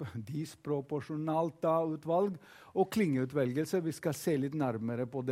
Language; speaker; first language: Norwegian; non-native, fluent; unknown